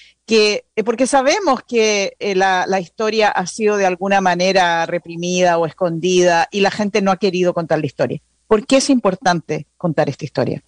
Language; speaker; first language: Spanish; native; Spanish